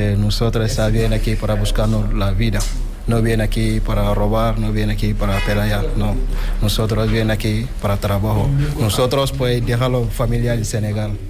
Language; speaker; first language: Spanish; non-native, learner; Wolof